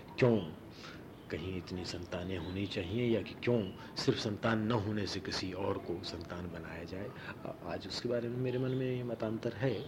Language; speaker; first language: Hindi; non-native, local second language; Marwari